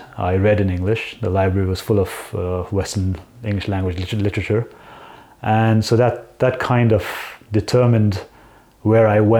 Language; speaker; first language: English; non-native, local second language; Nepali